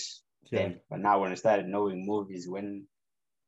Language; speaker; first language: English; non-native, local second language; Gusii